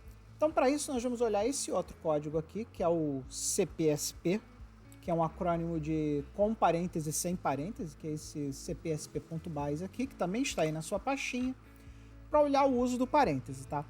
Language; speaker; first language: Portuguese; native; Portuguese